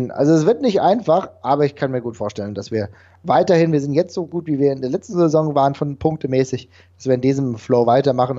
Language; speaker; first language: German; native; German